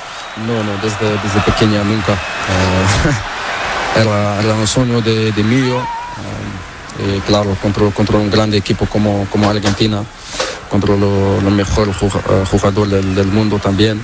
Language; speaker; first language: Spanish; non-native, learner; Portuguese